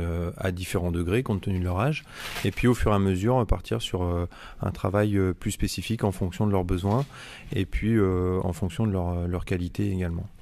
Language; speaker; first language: French; native; French